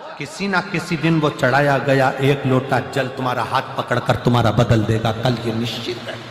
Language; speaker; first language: Hindi; native; Hindi